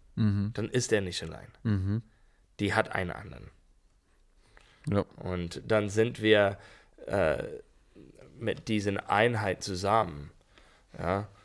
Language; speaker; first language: German; non-native, learner; English